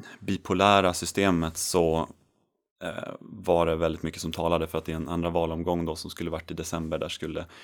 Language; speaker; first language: Swedish; native; Swedish